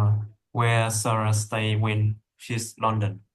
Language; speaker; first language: English; non-native, learner; Vietnamese